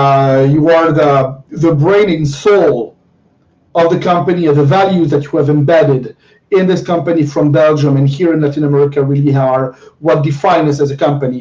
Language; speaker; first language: English; non-native, fluent; Spanish